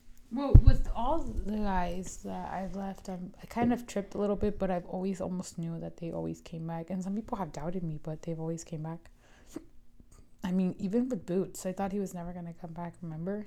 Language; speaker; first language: English; early bilingual, other home language; Spanish